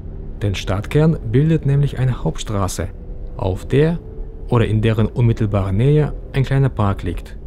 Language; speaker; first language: German; early bilingual, other home language; Russian